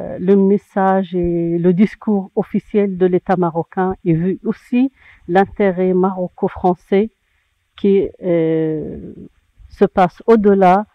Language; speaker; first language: French; non-native, local second language; Arabic